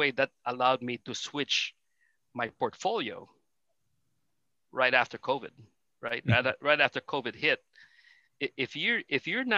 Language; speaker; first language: English; non-native, local second language; Filipino